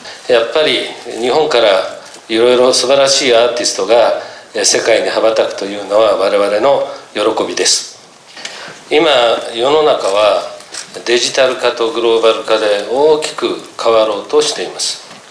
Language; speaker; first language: Japanese; native; Japanese